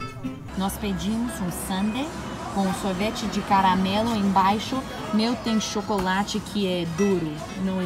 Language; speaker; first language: Portuguese; non-native, learner; English